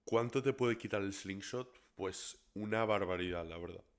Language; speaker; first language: Spanish; early bilingual, other home language; English